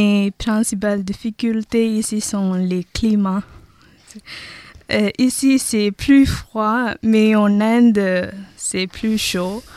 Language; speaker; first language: French; non-native, learner; Tamil